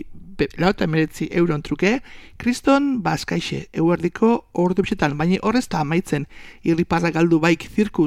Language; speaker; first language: Basque; native; Basque